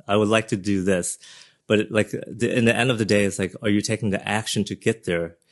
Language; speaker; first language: English; early bilingual, other home language; Vietnamese